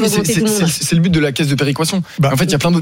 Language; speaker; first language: French; native; French